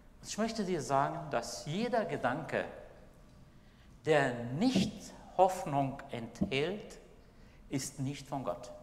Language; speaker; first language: German; non-native, fluent; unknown